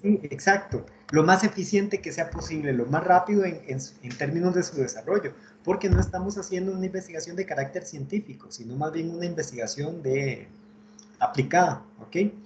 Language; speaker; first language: Spanish; native; Spanish